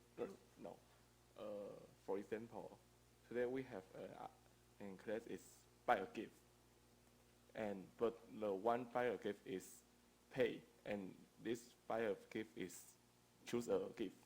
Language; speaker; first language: English; non-native, learner; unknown